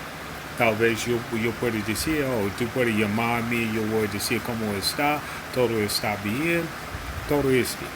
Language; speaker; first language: Spanish; non-native, learner; English